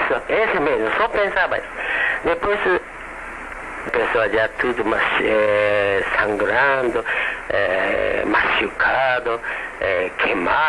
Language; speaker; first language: Portuguese; non-native, learner; Japanese